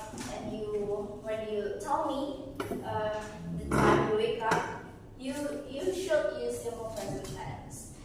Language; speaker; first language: English; non-native, learner; Indonesian